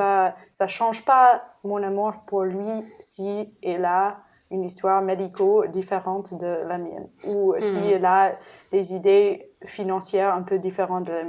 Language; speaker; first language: French; non-native, fluent; English